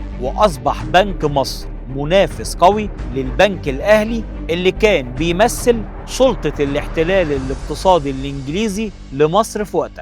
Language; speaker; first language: Arabic; native; Arabic